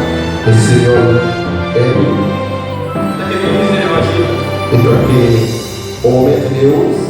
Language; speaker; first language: Portuguese; non-native, learner; Haitian Creole